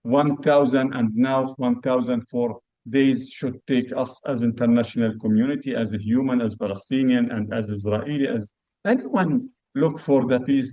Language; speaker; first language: English; non-native, fluent; Arabic